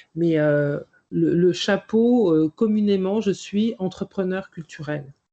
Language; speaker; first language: French; native; French